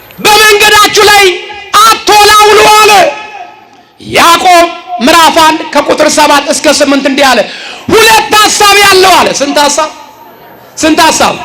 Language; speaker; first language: Amharic; native; Amharic